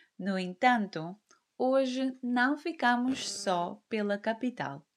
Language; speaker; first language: Portuguese; native; Portuguese